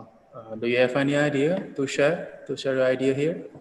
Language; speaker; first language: English; non-native, learner; Indonesian